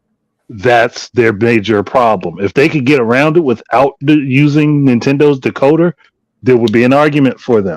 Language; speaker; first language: English; native; English